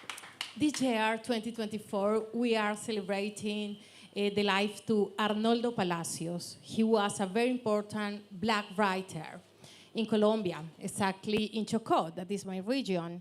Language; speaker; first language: English; non-native, learner; Spanish